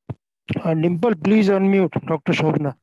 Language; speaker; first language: English; non-native, local second language; Hindi